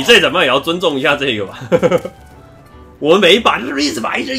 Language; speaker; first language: Chinese; native; Chinese